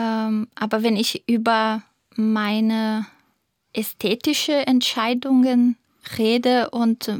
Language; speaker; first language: German; non-native, fluent; Portuguese